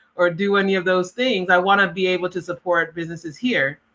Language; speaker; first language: English; native; English